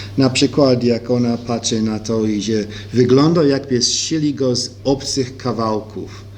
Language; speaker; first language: Polish; early bilingual, heritage; Polish